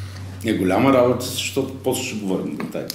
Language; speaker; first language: Bulgarian; native; Bulgarian